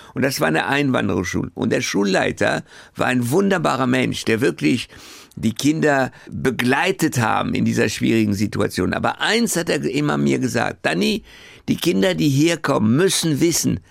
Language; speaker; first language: German; early bilingual, other home language; French